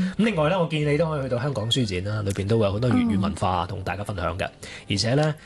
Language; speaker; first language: Cantonese; native; Cantonese